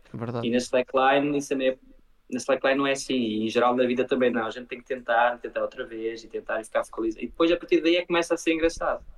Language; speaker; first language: Portuguese; early bilingual, heritage; Portuguese